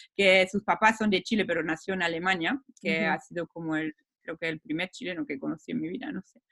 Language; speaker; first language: Spanish; non-native, fluent; German